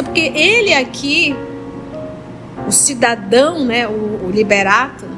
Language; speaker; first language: Portuguese; native; Portuguese